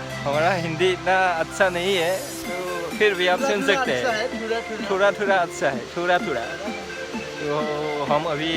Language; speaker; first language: Hindi; non-native, local second language; Assamese